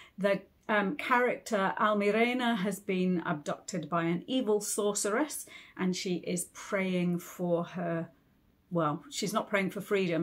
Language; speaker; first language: English; native; English